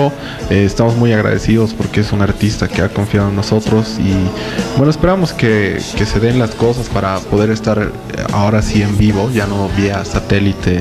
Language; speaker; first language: Spanish; native; Spanish